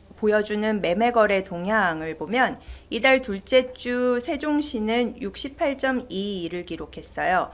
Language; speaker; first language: Korean; native; Korean